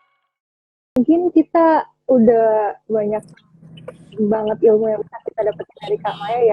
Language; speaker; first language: Indonesian; native; Indonesian